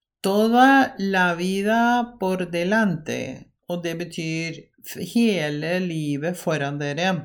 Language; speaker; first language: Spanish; non-native, fluent; Norwegian